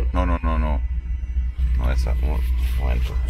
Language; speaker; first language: Spanish; non-native, learner; German